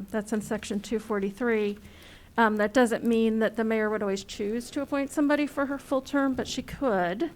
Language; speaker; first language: English; native; English